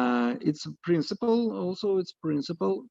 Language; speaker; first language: English; non-native, fluent; Russian